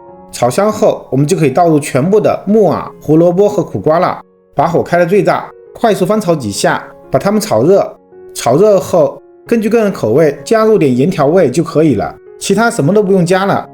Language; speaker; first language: Chinese; native; Chinese